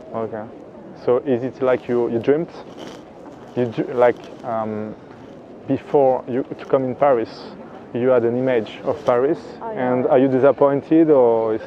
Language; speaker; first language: English; non-native, fluent; French